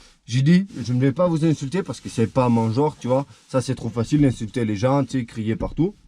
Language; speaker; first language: French; native; French